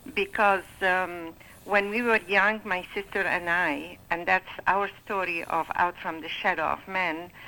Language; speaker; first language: English; non-native, fluent; Arabic